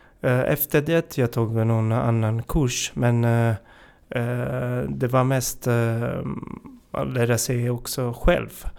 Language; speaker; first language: Swedish; non-native, learner; Italian